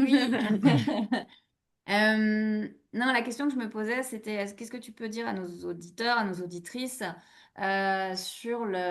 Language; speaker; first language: French; native; French